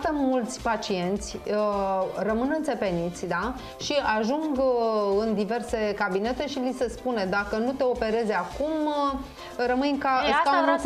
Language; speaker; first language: Romanian; native; Romanian